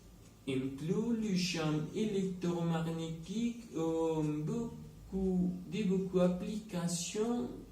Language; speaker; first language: French; non-native, learner; Spanish